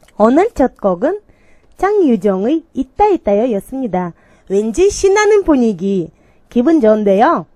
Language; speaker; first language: Korean; non-native, learner; Kyrgyz